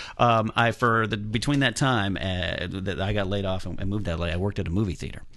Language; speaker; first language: English; native; English